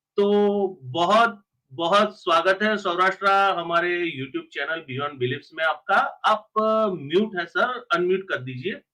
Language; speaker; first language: Hindi; non-native, local second language; Gujarati